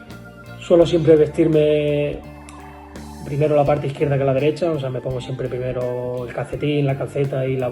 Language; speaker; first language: Spanish; native; Spanish